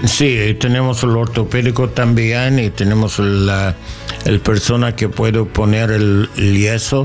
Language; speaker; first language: Spanish; non-native, learner; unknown